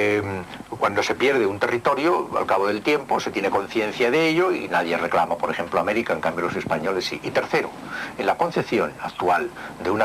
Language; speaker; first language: Spanish; native; Spanish